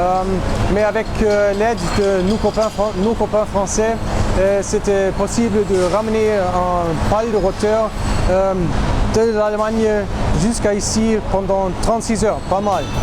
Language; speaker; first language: French; non-native, fluent; German